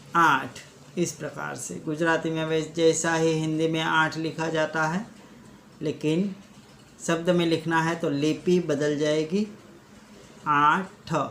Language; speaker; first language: Hindi; non-native, local second language; Gujarati